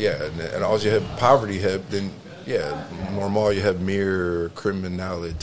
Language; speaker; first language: Dutch; non-native, learner; English